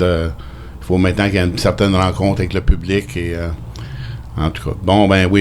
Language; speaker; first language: French; native; French